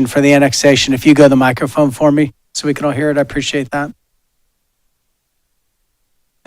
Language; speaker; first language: English; native; English